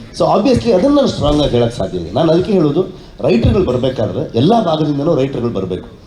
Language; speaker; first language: Kannada; native; Kannada